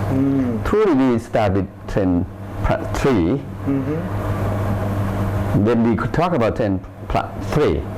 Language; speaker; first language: English; non-native, fluent; Thai